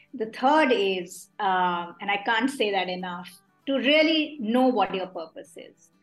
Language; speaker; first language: English; non-native, local second language; Hindi